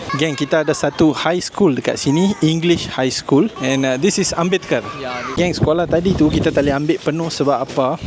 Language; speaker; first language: Malay; native; Malay